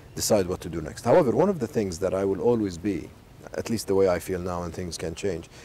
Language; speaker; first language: English; non-native, fluent; Arabic